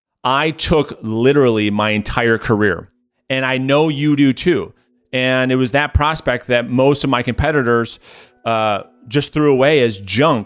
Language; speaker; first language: English; native; English